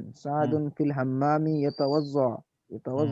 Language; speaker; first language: Arabic; non-native, learner; Urdu